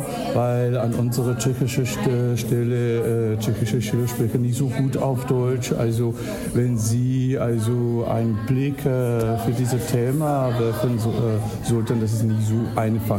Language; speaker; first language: German; non-native, fluent; Czech